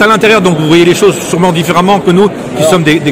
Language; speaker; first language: French; native; French